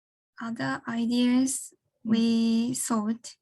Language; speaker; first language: English; non-native, learner; Japanese